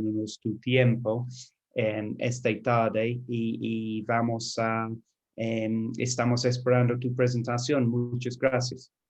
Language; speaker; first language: Spanish; non-native, fluent; English